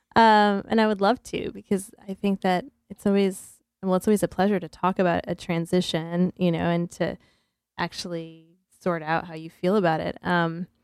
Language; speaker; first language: English; native; English